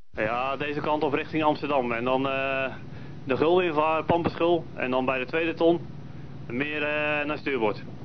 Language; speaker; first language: Dutch; native; Dutch